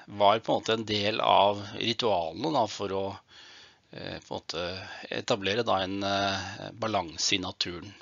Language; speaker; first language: Norwegian; native; Norwegian